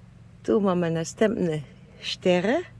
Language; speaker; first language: Polish; non-native, learner; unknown